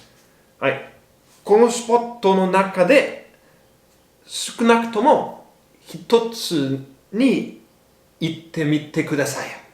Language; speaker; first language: Japanese; non-native, learner; English